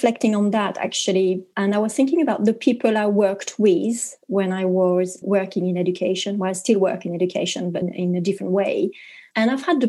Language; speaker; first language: English; non-native, fluent; French